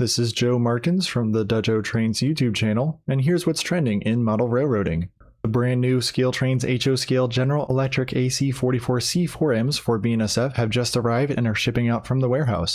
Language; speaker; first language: English; native; English